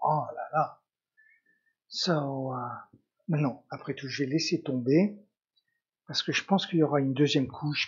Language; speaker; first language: French; native; French